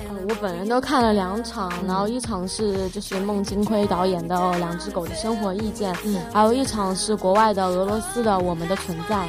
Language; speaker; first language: Chinese; native; Chinese